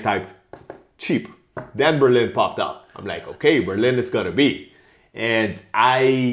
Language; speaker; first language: English; non-native, fluent; Papiamento